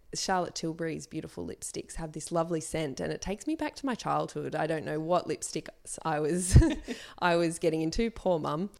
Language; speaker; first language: English; native; English